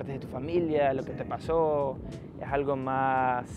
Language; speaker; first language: Spanish; early bilingual, heritage; Spanish